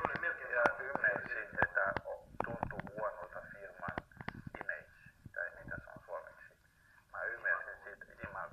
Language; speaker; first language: Finnish; non-native, fluent; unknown